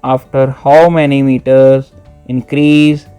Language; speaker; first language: English; non-native, local second language; Punjabi